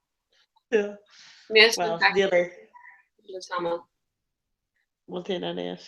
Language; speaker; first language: Irish; non-native, local second language; English